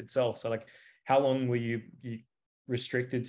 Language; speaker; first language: English; native; English